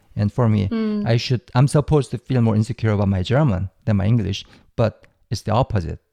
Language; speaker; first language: English; non-native, fluent; Korean